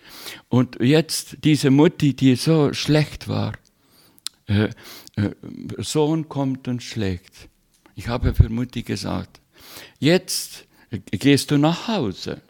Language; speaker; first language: German; non-native, learner; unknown